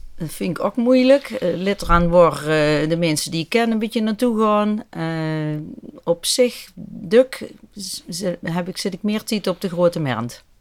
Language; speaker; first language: Dutch; native; Dutch